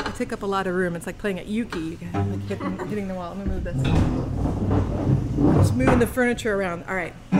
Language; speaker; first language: English; early bilingual, other home language; French